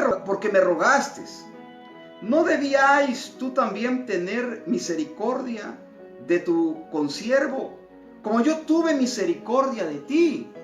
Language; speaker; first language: Spanish; native; Spanish